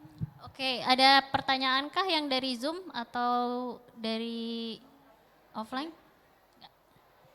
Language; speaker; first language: Indonesian; native; Indonesian